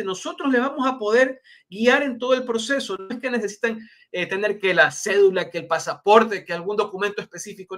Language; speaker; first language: Spanish; native; Spanish